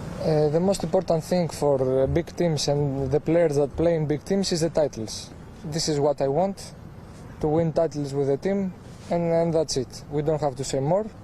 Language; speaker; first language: English; non-native, fluent; Greek